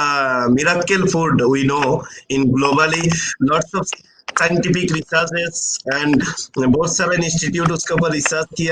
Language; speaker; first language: Hindi; non-native, learner; Bangla